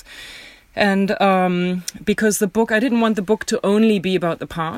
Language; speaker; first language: English; non-native, fluent; German